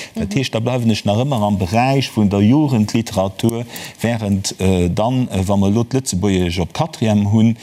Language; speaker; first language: Luxembourgish; native; Luxembourgish